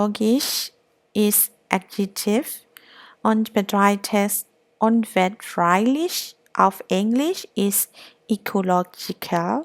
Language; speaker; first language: German; non-native, learner; Burmese